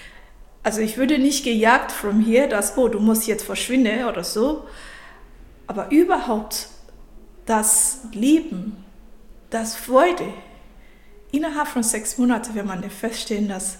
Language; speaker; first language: German; non-native, fluent; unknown